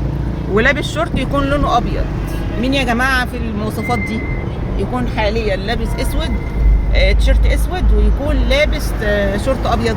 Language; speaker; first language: Arabic; native; Arabic